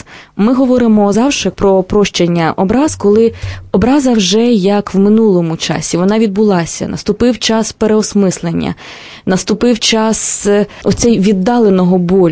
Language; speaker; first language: Ukrainian; native; Ukrainian